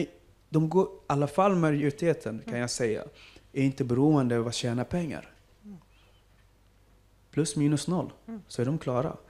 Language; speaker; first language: Swedish; non-native, fluent; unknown